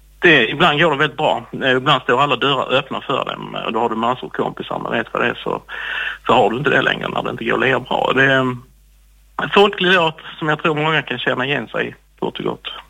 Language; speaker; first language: Swedish; native; Swedish